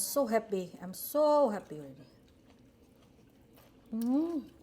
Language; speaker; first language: English; non-native, local second language; Filipino